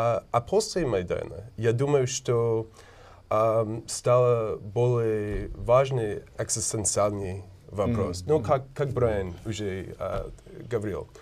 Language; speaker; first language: Russian; non-native, learner; English